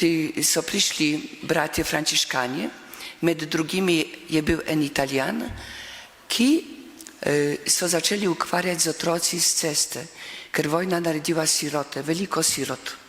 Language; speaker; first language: Slovenian; non-native, fluent; Polish